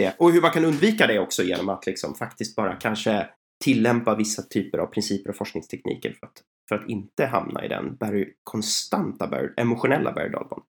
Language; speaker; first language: Swedish; native; Swedish